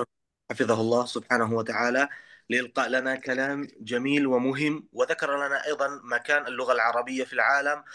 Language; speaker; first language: Arabic; non-native, fluent; Bangla